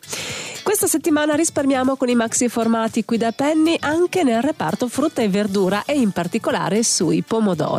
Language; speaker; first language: Italian; native; Italian